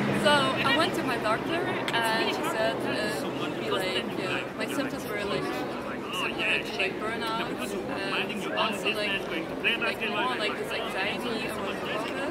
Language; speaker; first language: English; non-native, fluent; Dutch